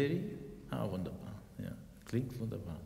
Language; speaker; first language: German; non-native, fluent; Russian